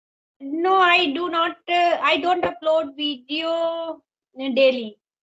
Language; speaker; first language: English; non-native, learner; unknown